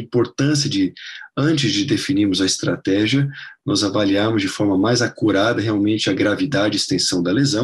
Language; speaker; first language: Portuguese; non-native, fluent; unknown